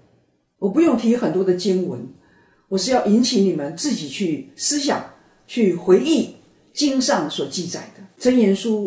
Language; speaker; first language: Chinese; native; Chinese